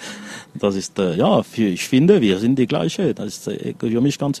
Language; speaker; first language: German; non-native, local second language; French